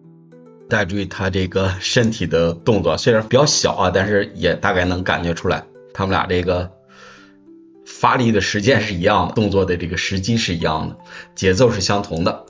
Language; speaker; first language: Chinese; native; Chinese